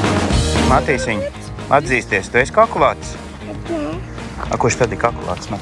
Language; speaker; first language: Latvian; native; Latvian